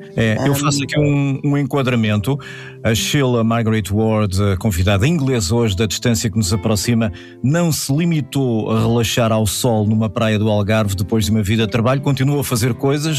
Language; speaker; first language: Portuguese; native; Portuguese